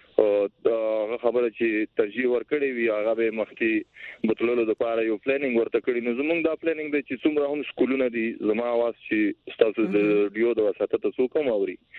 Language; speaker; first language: Pashto; native; Pashto